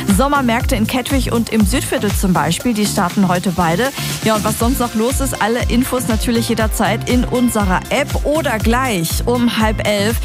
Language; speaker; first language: German; native; German